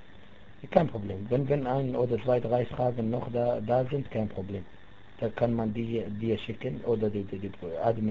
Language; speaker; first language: German; non-native, fluent; Arabic